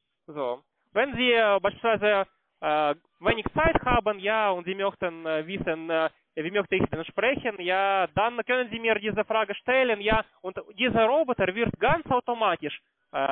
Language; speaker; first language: German; non-native, learner; Russian